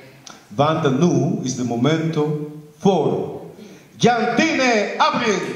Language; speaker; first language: Dutch; non-native, fluent; Spanish